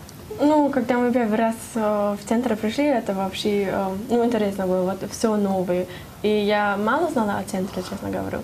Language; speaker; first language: Russian; non-native, learner; German